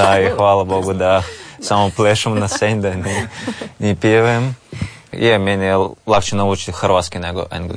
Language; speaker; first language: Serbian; non-native, learner; Russian